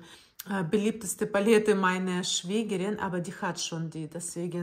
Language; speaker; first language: German; non-native, learner; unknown